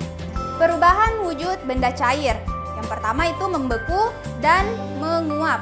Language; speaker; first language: Indonesian; native; Indonesian